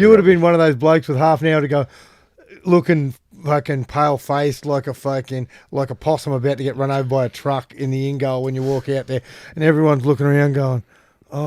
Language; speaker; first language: English; native; English